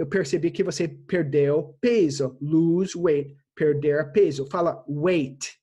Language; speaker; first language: Portuguese; non-native, fluent; English